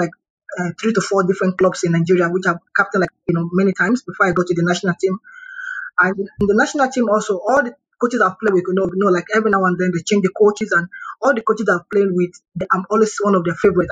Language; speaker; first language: English; non-native, local second language; Yoruba